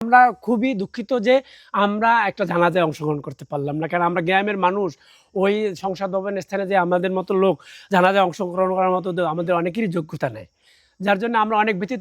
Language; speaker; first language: Bangla; native; Bangla